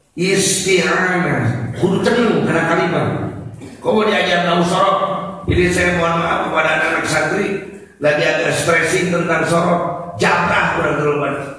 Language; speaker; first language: Malay; non-native, local second language; Sundanese